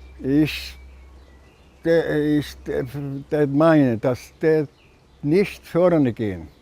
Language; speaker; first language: German; early bilingual, heritage; German